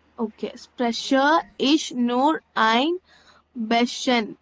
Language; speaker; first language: German; non-native, learner; Tamil